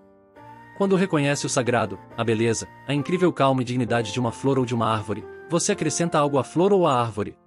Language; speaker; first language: Portuguese; native; Portuguese